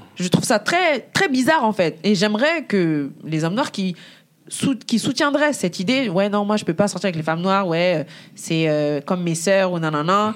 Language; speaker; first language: French; early bilingual, other home language; Bambara